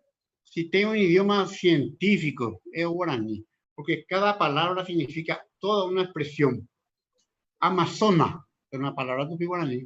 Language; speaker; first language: Portuguese; non-native, local second language; Spanish